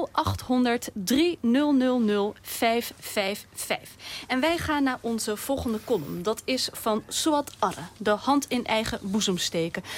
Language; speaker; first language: Dutch; early bilingual, other home language; Turkish